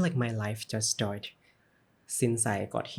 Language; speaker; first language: English; non-native, learner; Thai